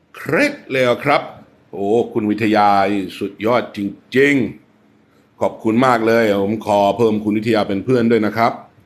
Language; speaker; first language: Thai; non-native, fluent; English